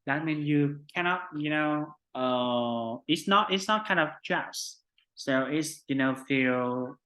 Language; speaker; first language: English; non-native, fluent; Vietnamese